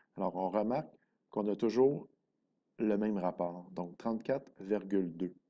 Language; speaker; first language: French; native; French